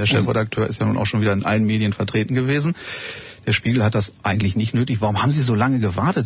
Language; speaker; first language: German; native; German